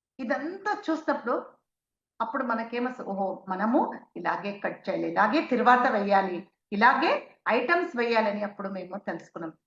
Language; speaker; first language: Telugu; native; Telugu